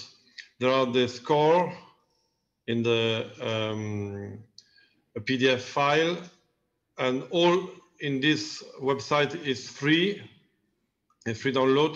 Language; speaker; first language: English; non-native, learner; Italian